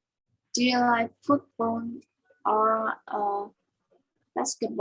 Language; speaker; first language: English; non-native, learner; Vietnamese